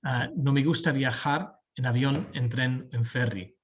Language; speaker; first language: Spanish; non-native, fluent; English